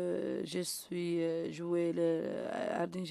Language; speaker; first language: French; non-native, learner; Arabic